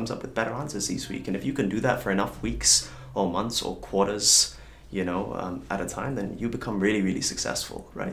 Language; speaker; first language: English; native; English